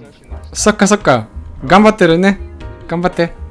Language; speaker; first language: Japanese; non-native, fluent; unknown